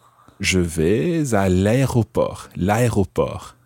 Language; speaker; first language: French; non-native, fluent; English